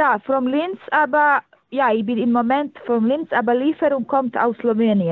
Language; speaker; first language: German; non-native, learner; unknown